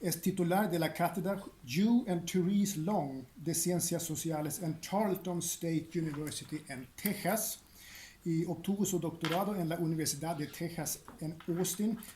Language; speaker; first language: Spanish; non-native, fluent; Swedish